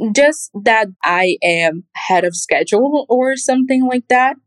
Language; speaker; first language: English; non-native, fluent; Portuguese